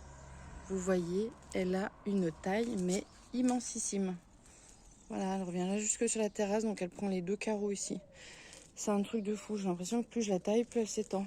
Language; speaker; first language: French; native; French